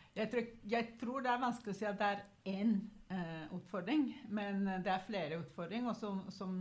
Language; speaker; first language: Norwegian; non-native, fluent; Spanish